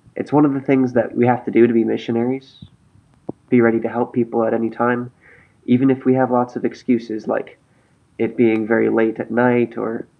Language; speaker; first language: English; native; English